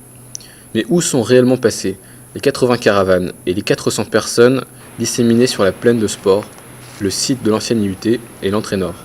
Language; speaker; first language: French; native; French